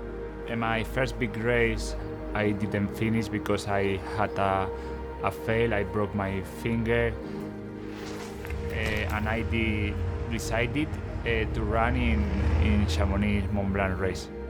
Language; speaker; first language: English; non-native, fluent; Spanish